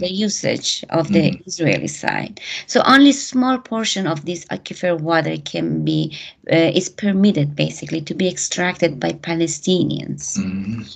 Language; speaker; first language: English; non-native, fluent; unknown